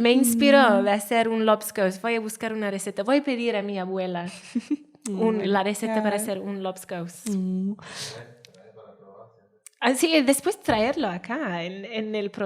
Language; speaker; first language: Spanish; non-native, learner; Welsh